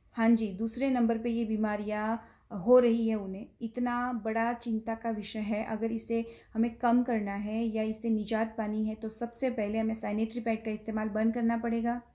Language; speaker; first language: Hindi; non-native, local second language; Gujarati